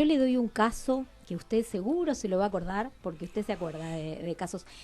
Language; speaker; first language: Spanish; native; Spanish